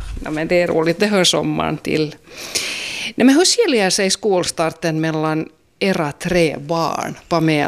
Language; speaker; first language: Swedish; native; Swedish